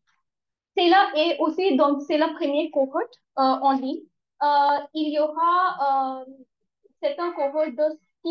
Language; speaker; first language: French; non-native, learner; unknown